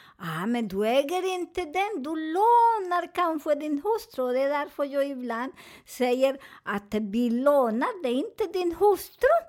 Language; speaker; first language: Swedish; non-native, learner; Spanish